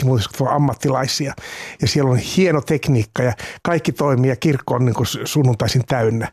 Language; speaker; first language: Finnish; native; Finnish